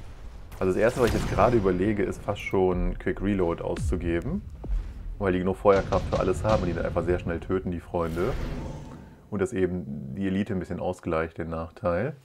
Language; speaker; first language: German; native; German